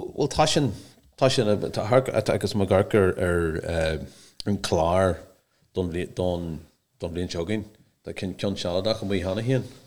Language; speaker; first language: Irish; non-native, local second language; English